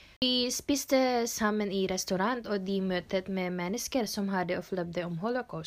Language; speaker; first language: Norwegian; non-native, learner; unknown